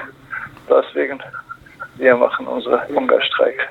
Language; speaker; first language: German; non-native, learner; Kurdish